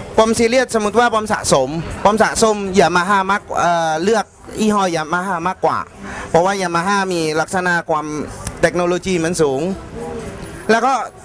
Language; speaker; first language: Thai; non-native, fluent; Indonesian